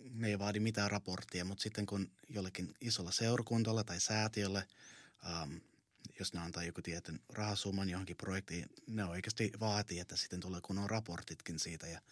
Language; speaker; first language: Finnish; early bilingual, other home language; English